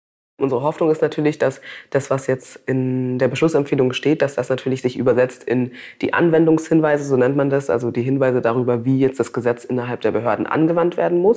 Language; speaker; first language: German; native; German